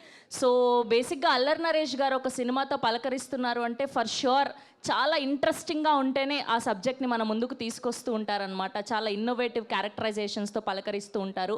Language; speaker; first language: Telugu; native; Telugu